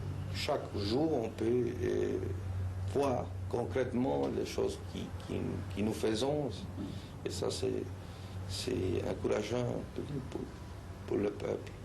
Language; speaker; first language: French; non-native, fluent; Spanish